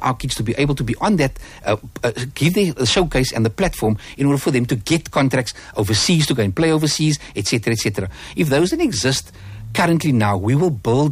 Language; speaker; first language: English; native; English